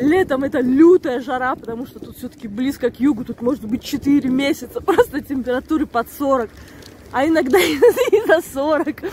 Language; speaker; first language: Russian; native; Russian